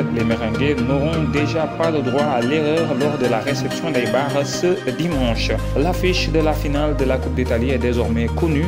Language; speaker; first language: French; non-native, local second language; Wolof